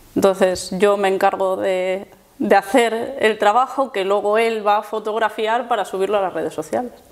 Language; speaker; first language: Spanish; native; Spanish